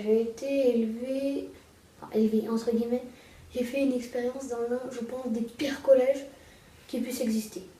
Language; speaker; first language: French; native; French